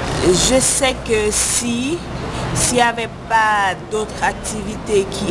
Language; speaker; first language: French; non-native, local second language; Haitian Creole